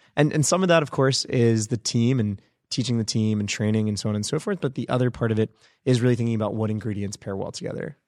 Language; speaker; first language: English; native; English